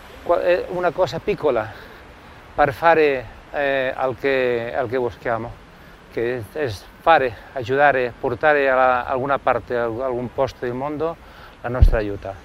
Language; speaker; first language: Italian; non-native, learner; Spanish